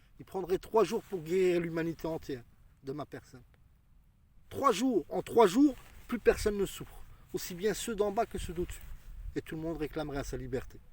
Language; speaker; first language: French; early bilingual, other home language; Arabic